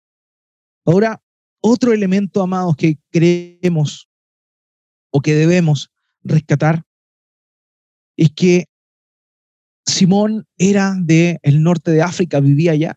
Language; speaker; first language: Spanish; native; Spanish